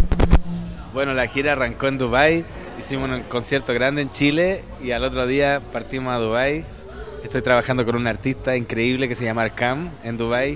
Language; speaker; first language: Spanish; native; Spanish